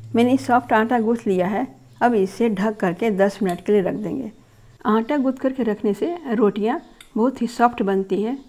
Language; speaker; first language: Hindi; native; Hindi